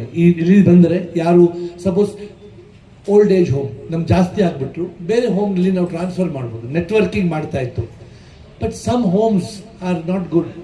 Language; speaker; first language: Kannada; non-native, local second language; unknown